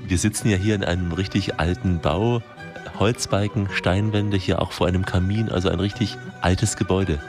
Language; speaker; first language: German; native; German